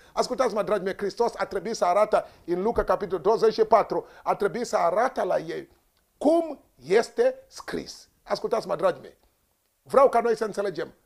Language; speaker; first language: Romanian; non-native, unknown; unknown